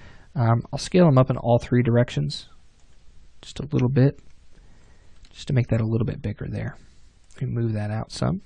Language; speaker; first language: English; native; English